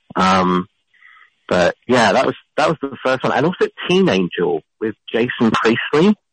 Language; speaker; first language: English; native; English